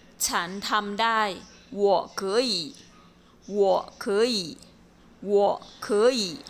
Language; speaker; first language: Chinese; non-native, fluent; Thai